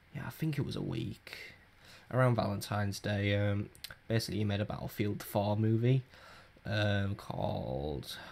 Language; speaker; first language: English; native; English